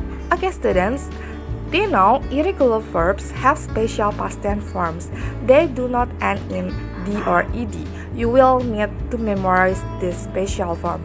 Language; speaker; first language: English; non-native, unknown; Indonesian